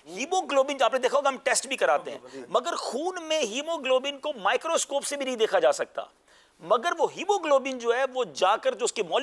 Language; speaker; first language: Urdu; native; Urdu